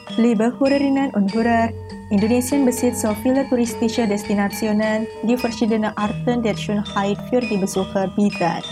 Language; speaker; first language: German; non-native, fluent; Indonesian